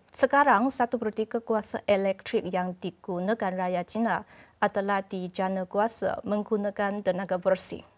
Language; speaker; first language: Malay; non-native, fluent; Chinese